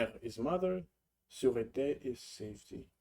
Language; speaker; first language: English; non-native, fluent; Russian